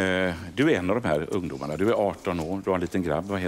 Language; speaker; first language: Swedish; native; Swedish